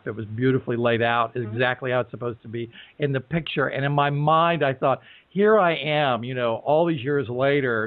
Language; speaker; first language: English; native; English